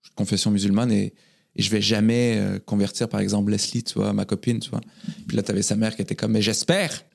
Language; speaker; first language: French; native; French